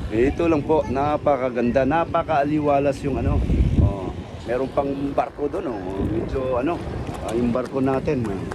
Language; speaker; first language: Filipino; non-native, local second language; Cebuano